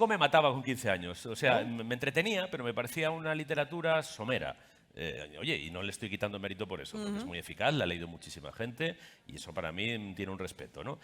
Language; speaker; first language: Spanish; native; Spanish